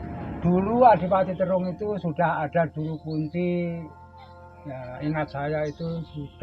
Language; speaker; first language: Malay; non-native, local second language; Javanese